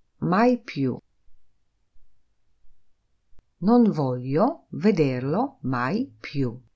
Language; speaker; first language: Italian; non-native, fluent; Polish